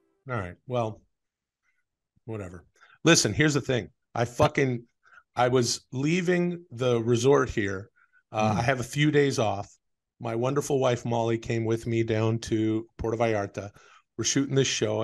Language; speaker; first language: English; native; English